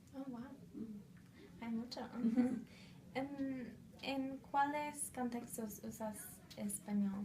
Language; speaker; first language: Spanish; non-native, fluent; English